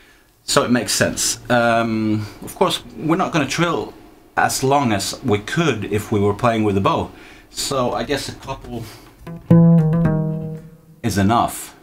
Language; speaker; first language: English; non-native, fluent; Norwegian